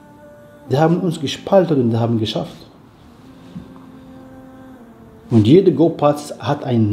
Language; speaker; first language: German; non-native, fluent; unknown